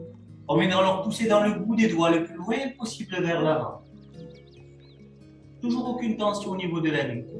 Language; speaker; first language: French; native; French